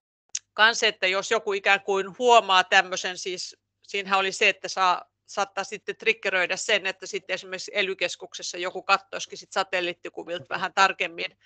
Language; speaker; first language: Finnish; native; Finnish